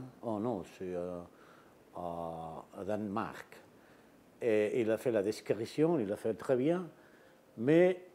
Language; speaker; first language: French; non-native, fluent; Spanish